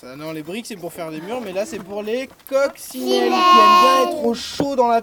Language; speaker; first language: French; native; French